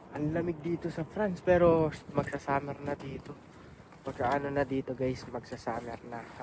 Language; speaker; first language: Filipino; native; Filipino